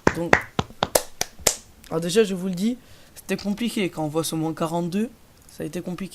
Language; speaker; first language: French; native; French